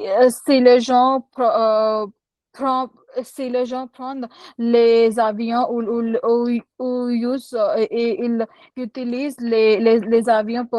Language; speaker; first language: French; non-native, learner; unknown